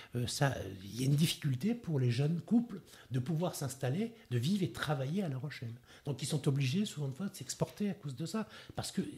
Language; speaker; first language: French; native; French